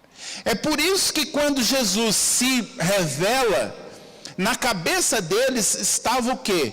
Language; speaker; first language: Portuguese; native; Portuguese